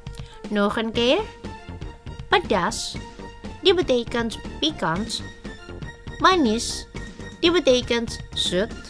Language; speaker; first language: Dutch; non-native, learner; Indonesian